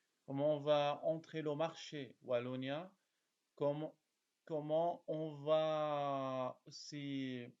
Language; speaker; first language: French; non-native, learner; Arabic